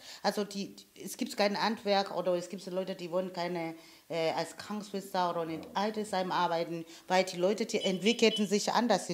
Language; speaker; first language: German; non-native, fluent; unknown